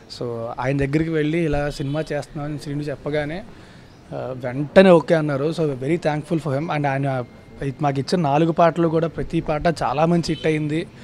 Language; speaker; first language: Telugu; native; Telugu